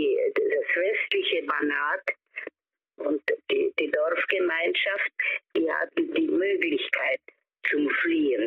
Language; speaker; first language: German; early bilingual, heritage; German